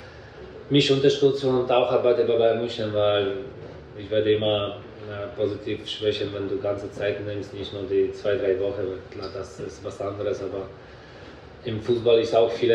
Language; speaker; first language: German; non-native, fluent; Polish